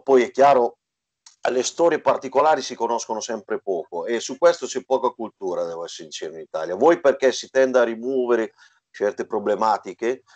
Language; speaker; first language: Italian; native; Italian